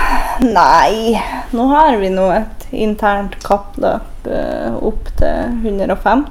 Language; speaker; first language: Norwegian; native; Norwegian